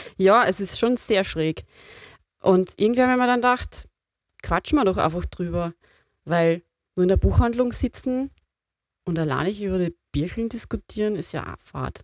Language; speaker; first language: German; native; German